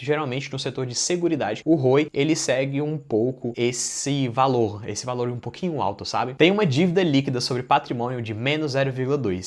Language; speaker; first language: Portuguese; native; Portuguese